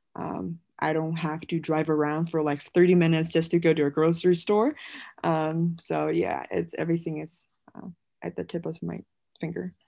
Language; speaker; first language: English; non-native, fluent; Chinese